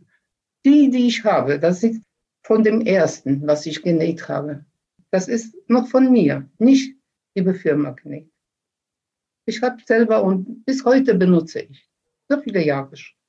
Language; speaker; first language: German; non-native, fluent; Polish